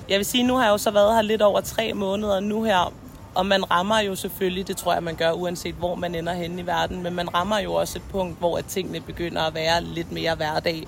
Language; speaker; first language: Danish; native; Danish